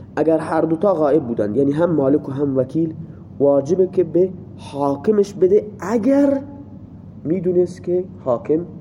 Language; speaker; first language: Persian; non-native, local second language; Baluchi